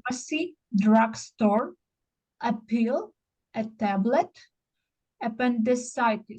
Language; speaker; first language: English; non-native, learner; Ukrainian